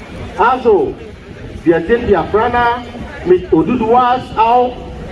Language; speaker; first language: German; non-native, learner; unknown